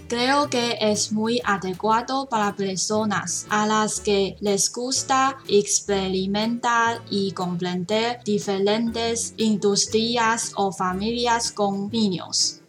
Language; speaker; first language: Spanish; non-native, learner; Chinese